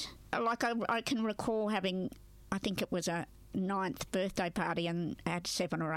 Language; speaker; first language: English; native; English